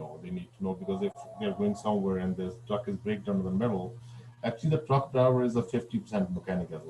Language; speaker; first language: English; non-native, fluent; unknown